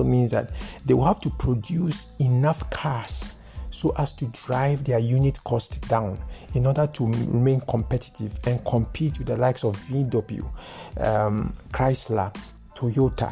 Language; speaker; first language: English; non-native, local second language; Akan